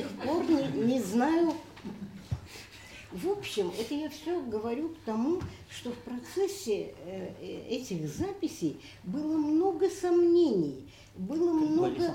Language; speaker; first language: Russian; native; Russian